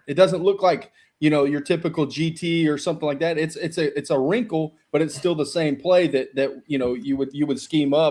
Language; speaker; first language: English; native; English